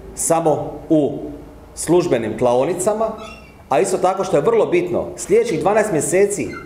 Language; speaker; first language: Croatian; native; Croatian